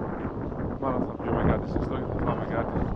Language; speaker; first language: Greek; native; Greek